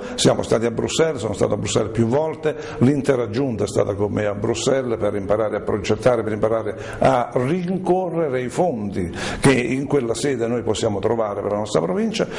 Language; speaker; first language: Italian; native; Italian